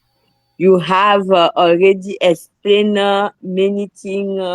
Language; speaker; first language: English; non-native, learner; French